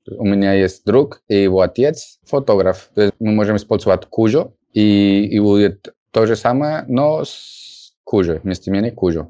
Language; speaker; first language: Russian; non-native, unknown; Spanish